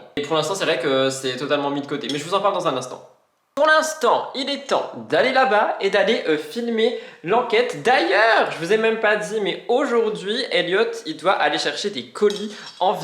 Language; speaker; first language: French; native; French